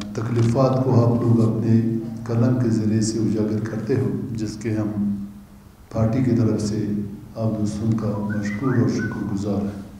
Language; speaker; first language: Urdu; non-native, local second language; Baluchi